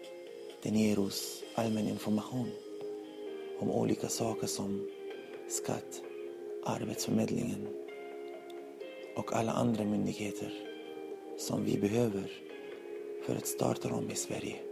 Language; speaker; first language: Swedish; non-native, learner; Arabic